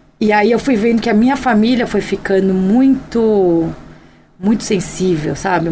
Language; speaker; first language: Portuguese; early bilingual, other home language; Korean